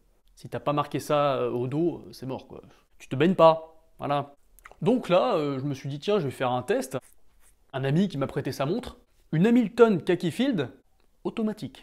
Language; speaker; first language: French; native; French